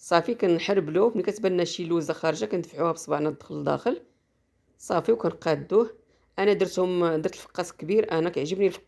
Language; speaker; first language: Arabic; native; Arabic